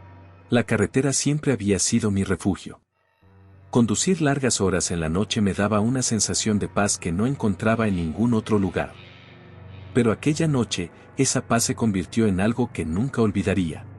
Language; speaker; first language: Spanish; native; Spanish